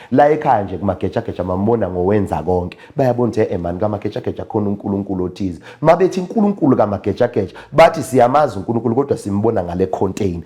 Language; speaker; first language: Zulu; native; Zulu